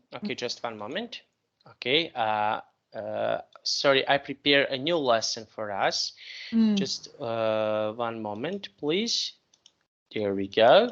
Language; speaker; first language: English; non-native, fluent; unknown